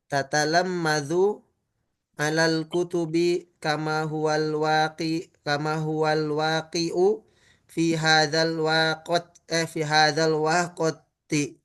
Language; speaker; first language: Arabic; non-native, learner; Indonesian